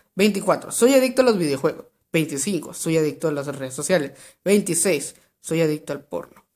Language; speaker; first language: Spanish; native; Spanish